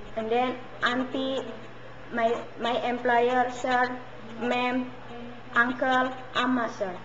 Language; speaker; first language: English; non-native, learner; Indonesian